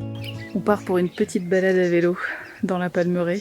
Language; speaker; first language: French; native; French